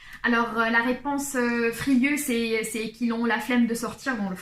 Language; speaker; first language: French; non-native, local second language; Arabic